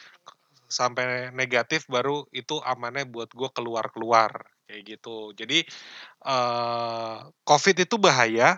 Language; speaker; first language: Indonesian; native; Indonesian